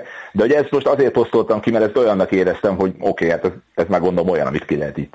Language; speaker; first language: Hungarian; native; Hungarian